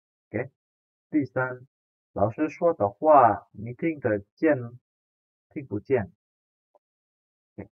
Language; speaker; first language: Chinese; non-native, fluent; Indonesian